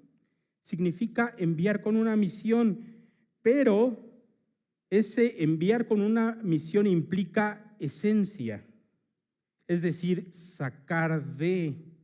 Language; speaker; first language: Spanish; native; Spanish